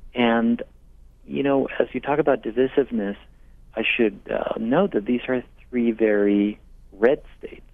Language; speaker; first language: English; non-native, fluent; Spanish